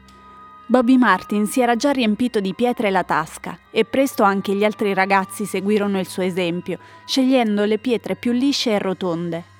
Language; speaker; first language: Italian; native; Italian